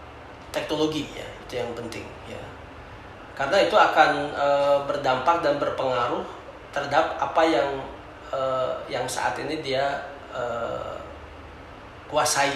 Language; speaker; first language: Indonesian; native; Indonesian